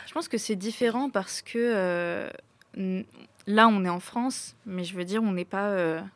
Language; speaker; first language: French; early bilingual, other home language; Arabic